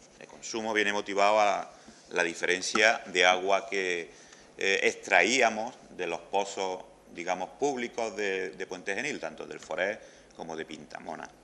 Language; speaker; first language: Spanish; native; Spanish